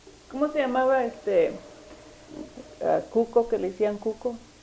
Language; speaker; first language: Spanish; early bilingual, heritage; Spanish